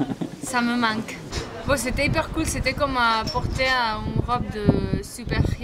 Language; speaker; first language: French; non-native, fluent; Spanish